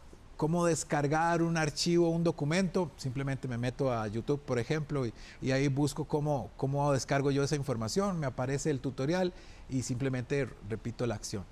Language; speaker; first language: Spanish; native; Spanish